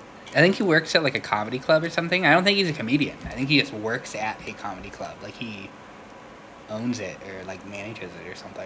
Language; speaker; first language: English; native; English